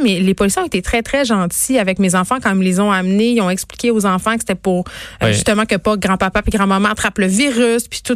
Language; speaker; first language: French; native; French